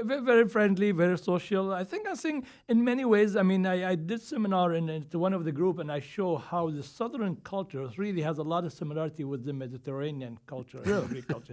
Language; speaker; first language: English; non-native, fluent; Greek